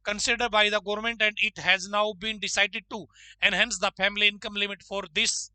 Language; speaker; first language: English; non-native, local second language; Hindi